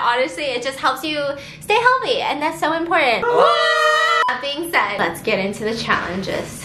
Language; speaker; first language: English; early bilingual, other home language; Korean